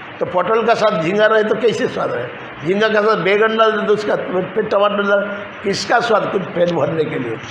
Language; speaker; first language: Hindi; non-native, local second language; Bangla